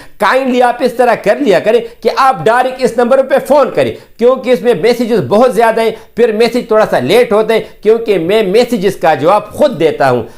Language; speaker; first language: Urdu; non-native, local second language; Pashto